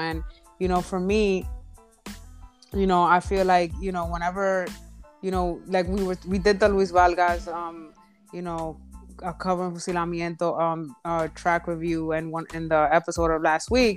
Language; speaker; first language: English; early bilingual, other home language; Spanish